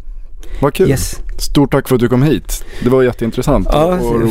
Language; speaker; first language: Swedish; native; Swedish